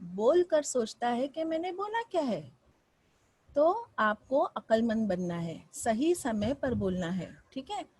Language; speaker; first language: Hindi; non-native, local second language; Marathi